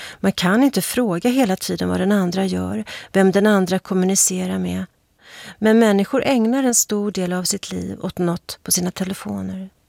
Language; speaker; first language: Swedish; native; Swedish